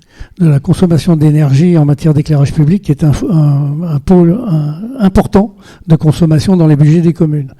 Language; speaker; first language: French; native; French